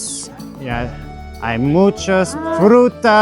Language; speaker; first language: Spanish; non-native, learner; English